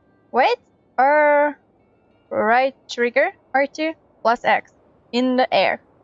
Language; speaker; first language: English; non-native, fluent; Russian